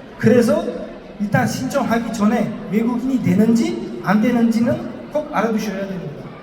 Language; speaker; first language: Korean; non-native, fluent; Uzbek